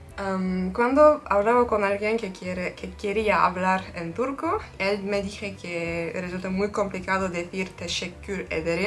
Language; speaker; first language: Spanish; non-native, fluent; Turkish